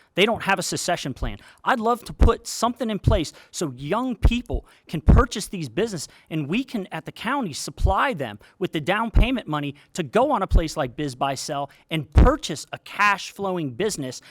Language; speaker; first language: English; native; English